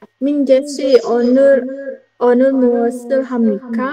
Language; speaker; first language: Korean; non-native, learner; Indonesian